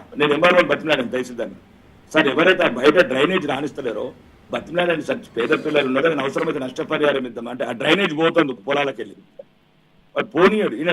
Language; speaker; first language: Telugu; native; Telugu